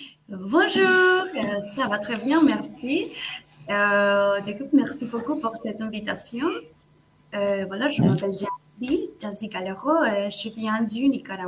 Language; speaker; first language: French; non-native, fluent; Spanish